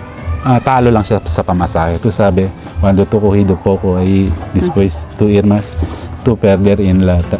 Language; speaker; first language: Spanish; non-native, learner; Filipino